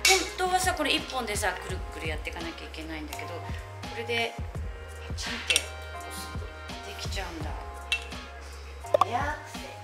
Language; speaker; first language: Japanese; native; Japanese